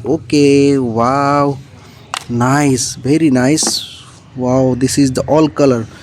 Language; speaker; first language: English; non-native, learner; Indonesian